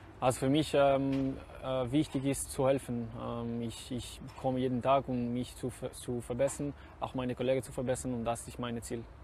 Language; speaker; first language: German; non-native, learner; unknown